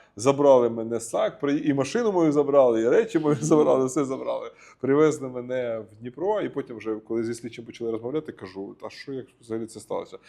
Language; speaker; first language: Ukrainian; native; Ukrainian